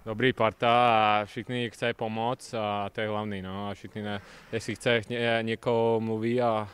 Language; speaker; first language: Czech; non-native, learner; Latvian